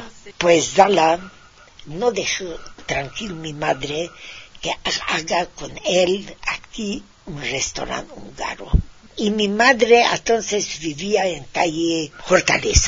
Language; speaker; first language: Spanish; non-native, fluent; Hungarian